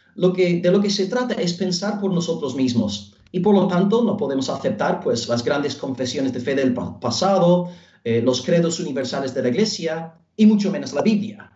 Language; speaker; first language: Spanish; non-native, fluent; English